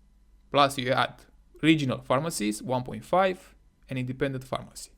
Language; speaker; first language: English; non-native, fluent; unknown